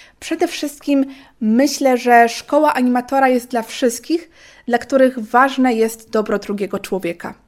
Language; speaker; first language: Polish; native; Polish